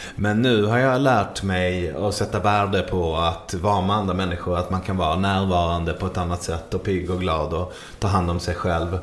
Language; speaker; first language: Swedish; native; Swedish